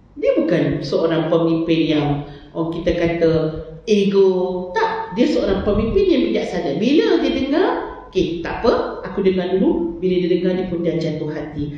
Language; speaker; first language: Malay; native; Malay